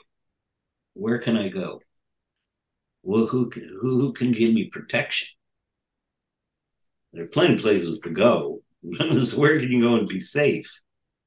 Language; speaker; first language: English; native; English